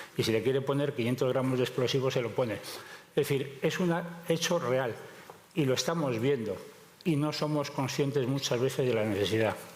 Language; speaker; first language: Spanish; native; Spanish